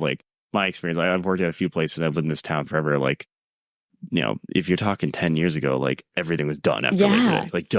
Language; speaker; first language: English; native; English